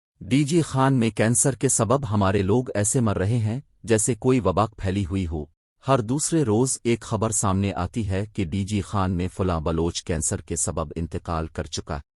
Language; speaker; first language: Urdu; non-native, local second language; Baluchi